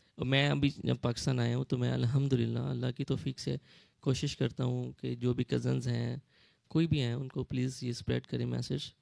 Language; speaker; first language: Urdu; early bilingual, heritage; Urdu